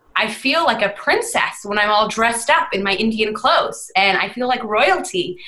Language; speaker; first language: English; native; English